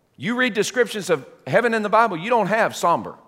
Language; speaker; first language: English; native; English